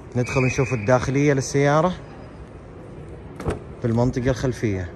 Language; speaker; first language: Arabic; native; Arabic